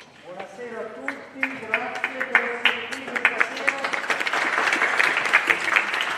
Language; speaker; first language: Italian; native; Italian